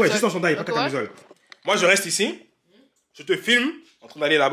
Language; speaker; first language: French; native; French